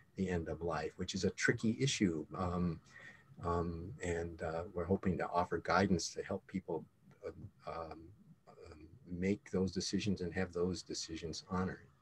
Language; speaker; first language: English; native; English